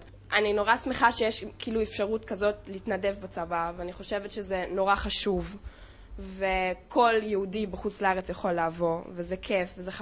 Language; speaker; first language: Hebrew; early bilingual, heritage; Hebrew